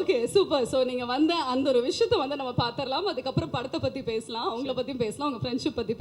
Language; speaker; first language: Tamil; native; Tamil